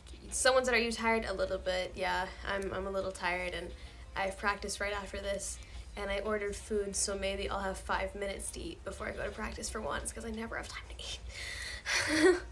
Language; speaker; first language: English; native; English